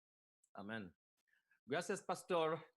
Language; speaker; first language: Spanish; non-native, learner; English